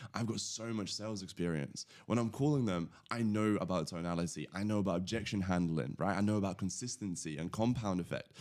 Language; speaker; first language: English; early bilingual, other home language; Latvian